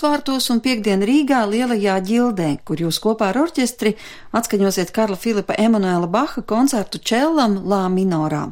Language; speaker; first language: Latvian; native; Latvian